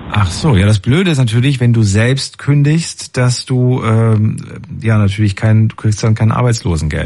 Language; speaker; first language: German; native; German